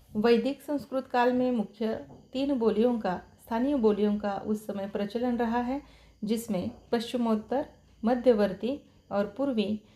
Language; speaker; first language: Hindi; non-native, local second language; Marathi